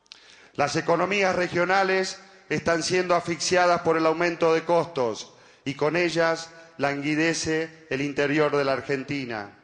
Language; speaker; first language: Spanish; native; Spanish